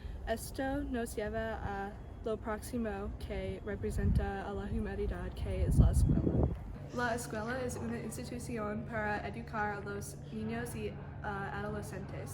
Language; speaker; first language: Spanish; non-native, learner; English